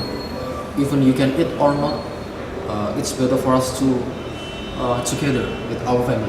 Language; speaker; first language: English; non-native, fluent; Indonesian